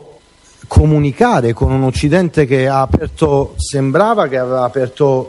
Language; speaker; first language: Italian; non-native, fluent; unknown